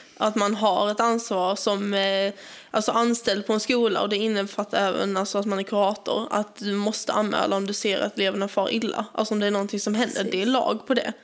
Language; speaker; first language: Swedish; native; Swedish